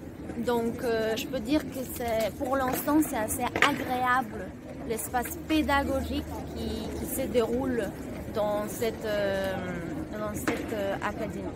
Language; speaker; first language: French; non-native, fluent; Spanish